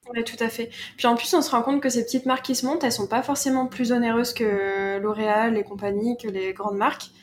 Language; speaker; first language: French; native; French